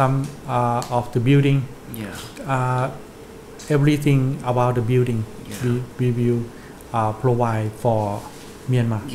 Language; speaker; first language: English; non-native, learner; Thai